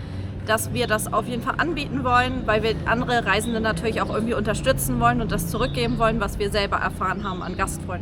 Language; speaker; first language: German; native; German